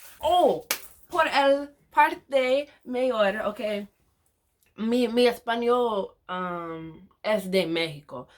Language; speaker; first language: Spanish; non-native, learner; English